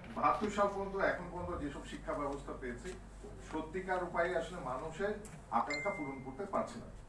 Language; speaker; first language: Bangla; native; Bangla